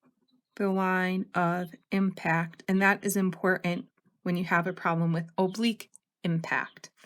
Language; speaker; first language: English; native; English